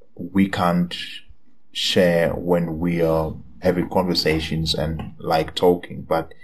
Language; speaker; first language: English; non-native, local second language; Swati